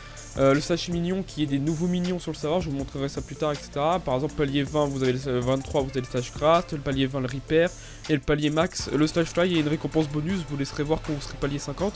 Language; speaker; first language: French; native; French